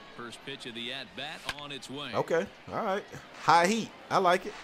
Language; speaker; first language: English; native; English